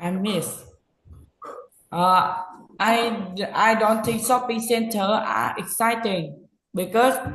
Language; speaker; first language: English; non-native, learner; Vietnamese